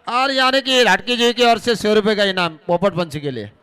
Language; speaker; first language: Hindi; non-native, local second language; Marathi